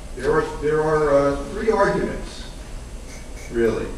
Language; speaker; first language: English; native; English